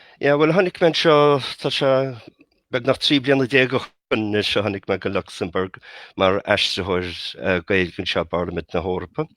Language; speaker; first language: Irish; native; Irish